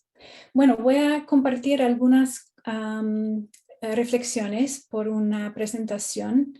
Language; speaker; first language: Spanish; non-native, fluent; English